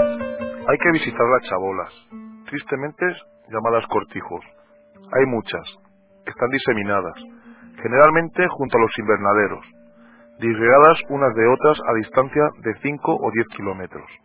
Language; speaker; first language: Spanish; native; Spanish